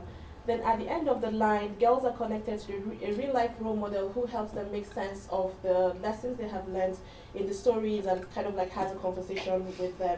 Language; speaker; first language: English; non-native, local second language; Hausa